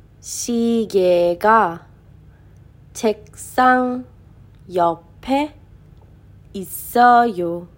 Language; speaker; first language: Korean; non-native, fluent; Hebrew